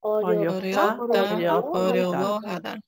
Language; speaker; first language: Korean; non-native, learner; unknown